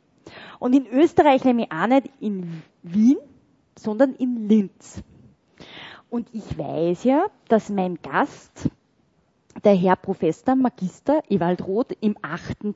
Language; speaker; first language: German; native; German